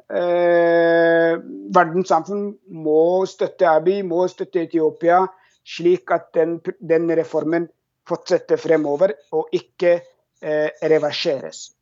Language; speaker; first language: Norwegian; non-native, fluent; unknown